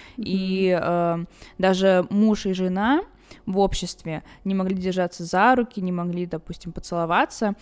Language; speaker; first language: Russian; early bilingual, other home language; Armenian